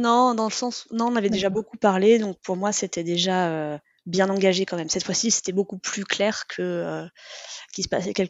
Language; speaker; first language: French; native; French